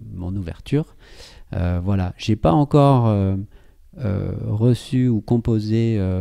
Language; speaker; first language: French; native; French